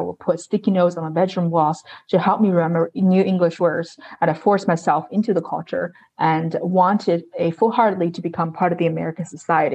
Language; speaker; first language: English; non-native, fluent; Chinese